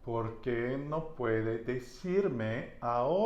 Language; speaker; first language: Spanish; non-native, learner; English